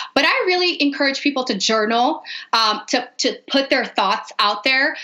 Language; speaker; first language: English; non-native, fluent; Portuguese